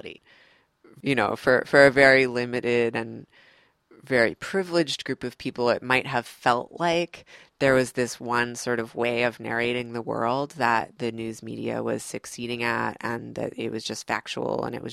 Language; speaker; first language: English; native; English